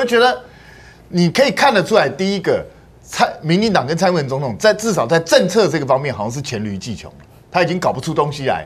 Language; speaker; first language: Chinese; native; Chinese